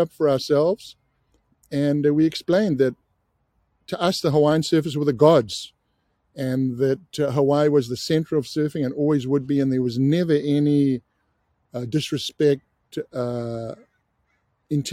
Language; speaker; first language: English; native; English